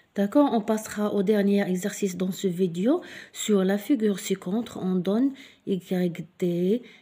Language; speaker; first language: French; non-native, local second language; Arabic